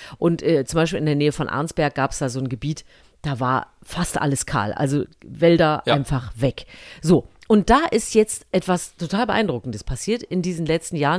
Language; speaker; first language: German; native; German